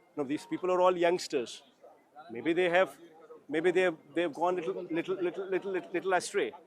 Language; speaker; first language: English; non-native, local second language; Telugu